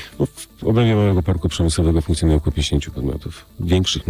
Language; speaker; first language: Polish; native; Polish